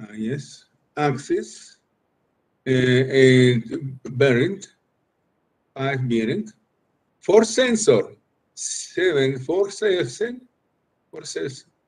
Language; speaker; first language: English; non-native, learner; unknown